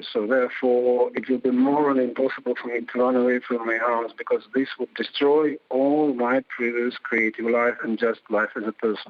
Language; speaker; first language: English; non-native, fluent; Russian